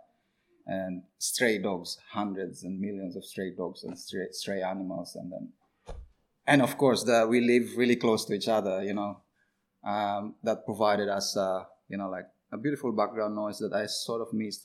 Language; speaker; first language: English; non-native, local second language; Cebuano